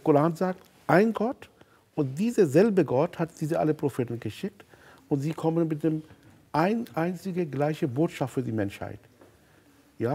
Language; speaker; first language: German; non-native, fluent; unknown